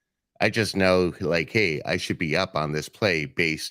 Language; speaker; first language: English; native; English